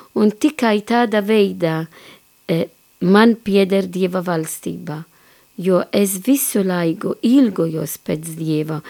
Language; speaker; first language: Latvian; non-native, fluent; Maltese